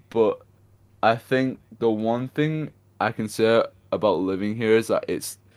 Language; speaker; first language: English; native; English